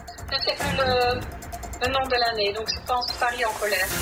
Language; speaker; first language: French; non-native, learner; Dutch